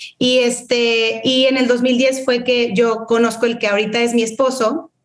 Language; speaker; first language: Spanish; native; Spanish